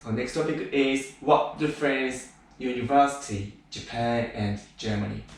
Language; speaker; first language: English; non-native, learner; Japanese